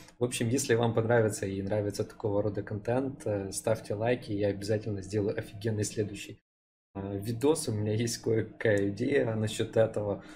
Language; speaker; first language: Russian; native; Russian